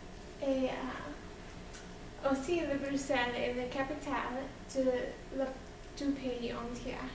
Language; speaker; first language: French; non-native, learner; English